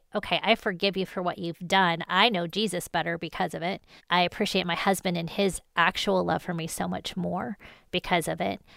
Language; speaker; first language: English; native; English